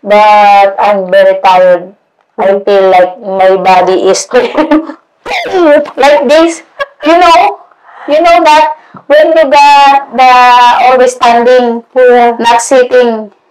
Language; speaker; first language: English; non-native, learner; Indonesian